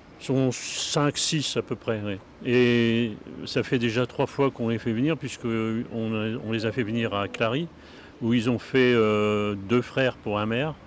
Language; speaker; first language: French; native; French